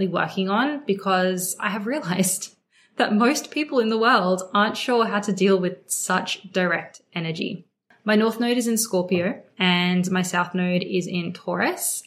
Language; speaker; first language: English; native; English